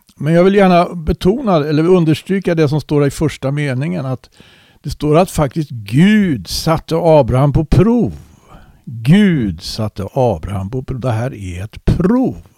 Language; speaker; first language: Swedish; native; Swedish